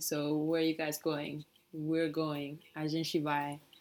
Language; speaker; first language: English; native; English